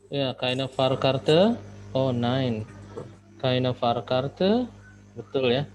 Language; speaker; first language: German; non-native, fluent; Indonesian